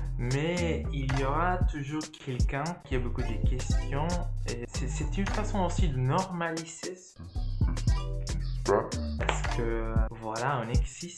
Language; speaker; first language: French; non-native, learner; Spanish